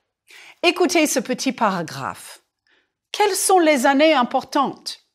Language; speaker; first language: French; non-native, fluent; English